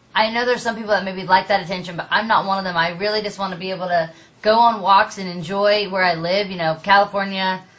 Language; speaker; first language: English; native; English